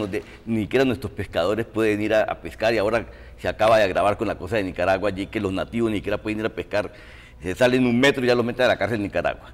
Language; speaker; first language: Spanish; native; Spanish